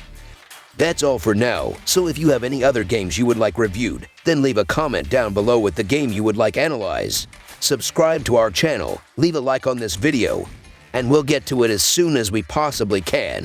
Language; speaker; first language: English; native; English